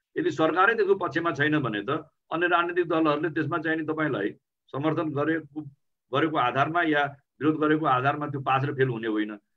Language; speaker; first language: Nepali; native; Nepali